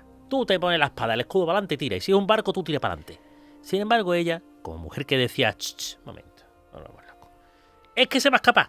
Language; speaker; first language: Spanish; native; Spanish